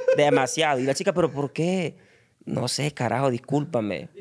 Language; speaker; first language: Spanish; native; Spanish